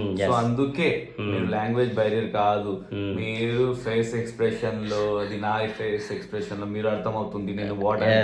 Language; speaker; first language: Telugu; non-native, learner; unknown